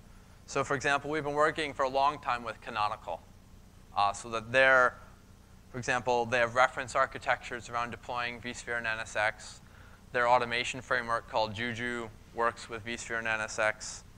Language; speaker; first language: English; native; English